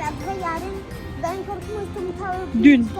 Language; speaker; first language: Turkish; early bilingual, heritage; Turkish